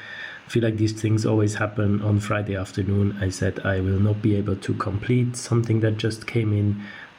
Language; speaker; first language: English; non-native, fluent; German